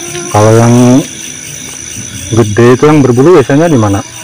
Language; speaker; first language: Indonesian; native; Indonesian